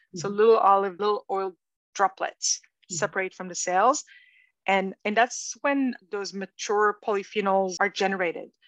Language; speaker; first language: English; non-native, fluent; Hebrew